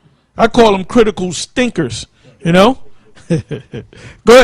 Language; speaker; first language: English; native; English